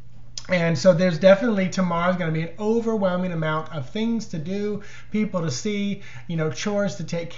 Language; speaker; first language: English; native; English